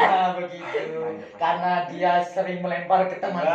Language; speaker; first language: Indonesian; native; Indonesian